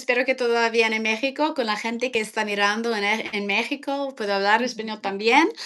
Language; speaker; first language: Spanish; non-native, learner; English